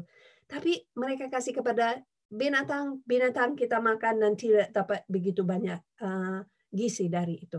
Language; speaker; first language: Indonesian; non-native, fluent; English